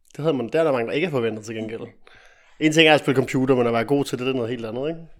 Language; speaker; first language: Danish; early bilingual, other home language; Italian